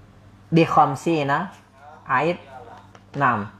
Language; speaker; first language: Arabic; non-native, fluent; Indonesian